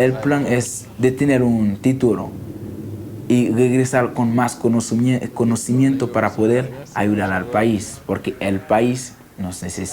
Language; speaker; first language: Spanish; non-native, fluent; Haitian Creole